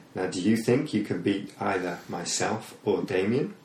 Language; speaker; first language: English; native; English